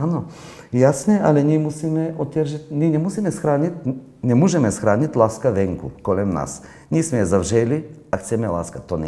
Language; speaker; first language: Czech; non-native, fluent; Bulgarian